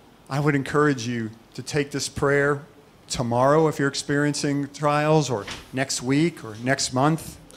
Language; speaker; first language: English; native; English